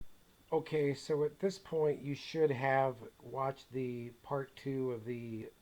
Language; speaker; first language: English; native; English